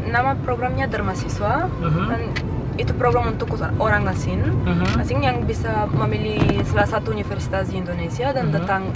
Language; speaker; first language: Indonesian; non-native, fluent; Bulgarian